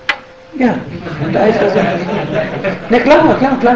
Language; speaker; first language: German; non-native, fluent; Arabic